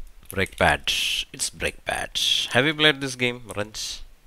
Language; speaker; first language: English; non-native, local second language; Malayalam